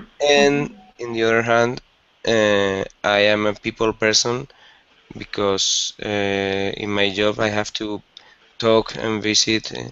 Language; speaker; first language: English; non-native, learner; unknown